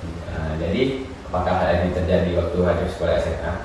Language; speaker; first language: Indonesian; native; Indonesian